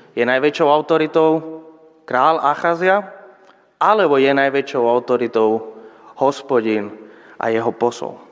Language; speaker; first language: Slovak; non-native, fluent; Spanish